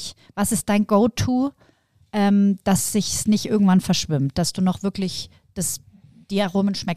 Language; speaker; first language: German; native; German